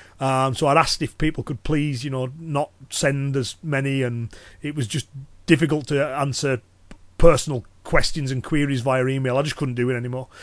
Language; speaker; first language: English; native; English